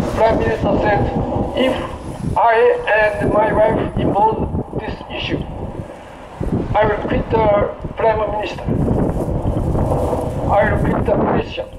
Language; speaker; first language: English; non-native, learner; Japanese